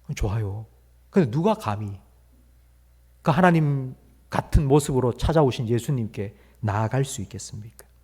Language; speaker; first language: Korean; native; Korean